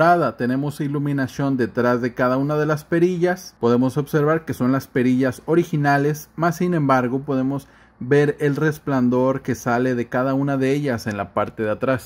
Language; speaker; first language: Spanish; native; Spanish